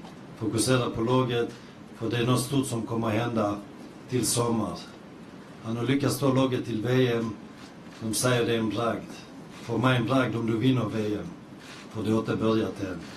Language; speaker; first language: Swedish; early bilingual, other home language; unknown